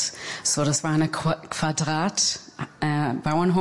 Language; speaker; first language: German; non-native, fluent; English